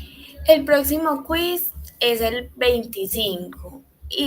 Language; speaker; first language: Spanish; native; Spanish